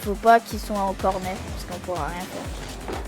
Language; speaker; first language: French; native; French